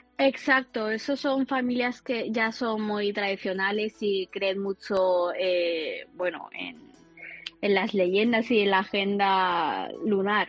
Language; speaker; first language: Spanish; early bilingual, other home language; Wu Chinese